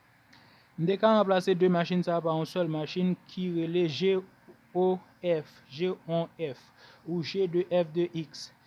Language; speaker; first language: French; non-native, local second language; Haitian Creole